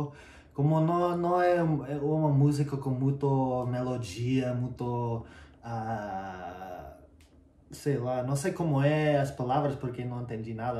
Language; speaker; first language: Portuguese; non-native, learner; English